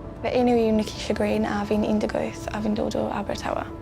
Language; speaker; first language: Welsh; non-native, local second language; English